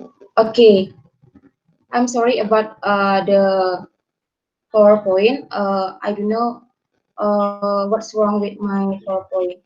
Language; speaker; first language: English; non-native, learner; Indonesian